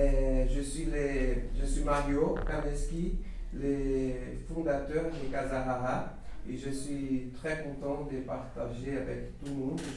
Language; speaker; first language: French; non-native, learner; Portuguese